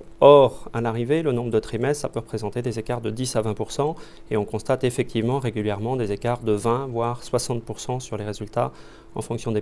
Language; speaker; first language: French; native; French